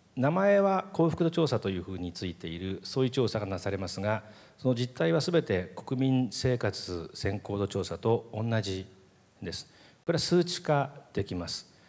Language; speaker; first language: Japanese; native; Japanese